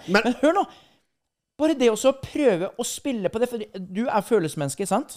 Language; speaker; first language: Norwegian; native; Norwegian